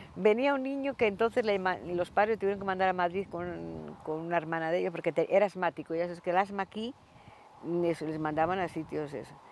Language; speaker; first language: Spanish; native; Spanish